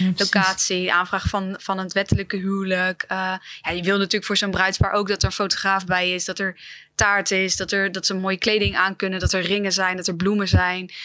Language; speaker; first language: Dutch; native; Dutch